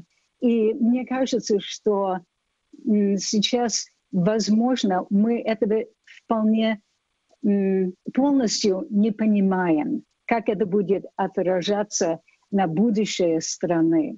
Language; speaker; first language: Russian; non-native, fluent; English